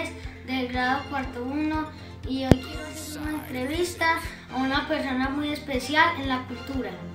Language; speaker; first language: Spanish; native; Spanish